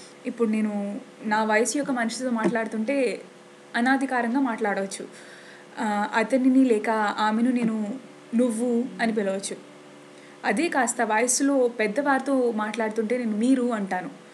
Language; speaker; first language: Telugu; non-native, local second language; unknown